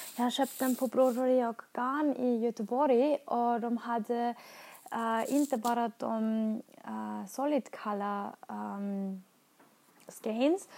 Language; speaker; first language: Swedish; non-native, fluent; German